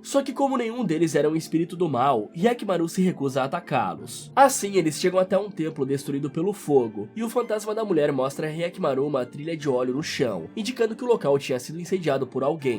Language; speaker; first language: Portuguese; native; Portuguese